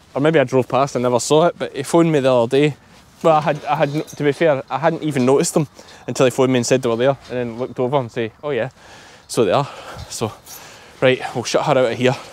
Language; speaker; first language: English; native; English